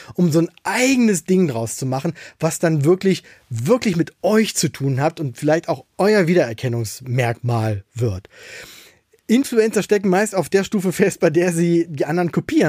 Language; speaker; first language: German; native; German